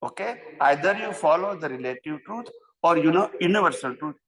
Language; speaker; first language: English; non-native, local second language; Gujarati